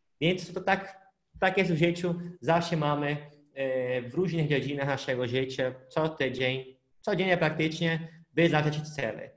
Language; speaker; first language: Polish; non-native, fluent; Portuguese